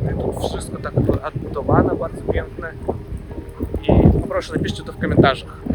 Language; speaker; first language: Polish; non-native, learner; Russian